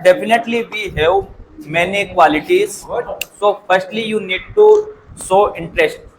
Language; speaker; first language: English; non-native, learner; Hindi